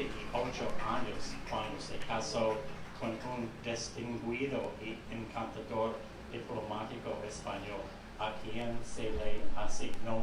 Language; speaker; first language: Spanish; non-native, fluent; English